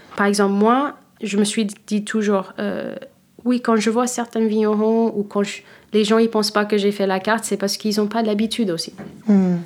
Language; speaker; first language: French; non-native, fluent; English